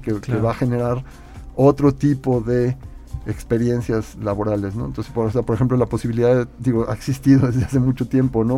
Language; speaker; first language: Spanish; native; Spanish